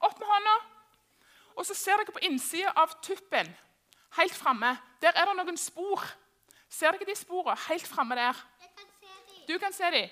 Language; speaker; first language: Norwegian; non-native, learner; English